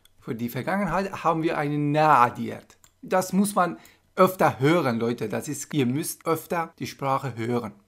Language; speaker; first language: German; non-native, fluent; Persian